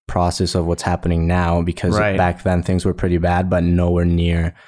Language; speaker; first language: English; early bilingual, other home language; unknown